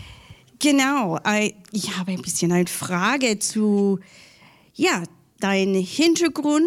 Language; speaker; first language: German; non-native, learner; English